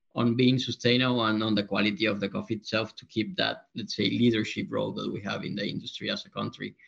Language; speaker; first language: English; non-native, fluent; Spanish